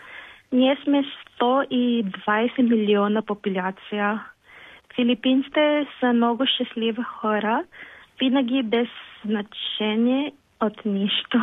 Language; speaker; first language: Bulgarian; non-native, learner; Filipino